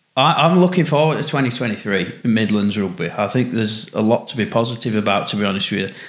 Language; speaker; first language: English; native; English